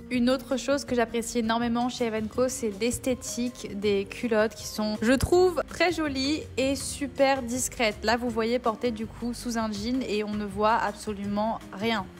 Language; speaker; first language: French; early bilingual, other home language; Portuguese